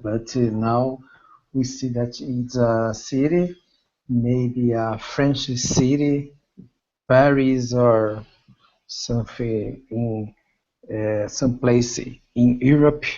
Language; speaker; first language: English; non-native, learner; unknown